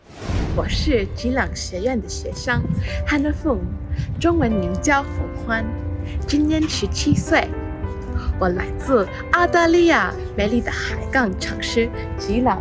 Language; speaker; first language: Chinese; non-native, learner; English